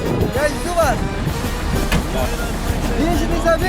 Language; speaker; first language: Russian; non-native, local second language; Uzbek